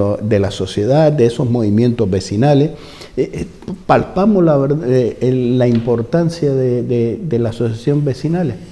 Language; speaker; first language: Spanish; native; Spanish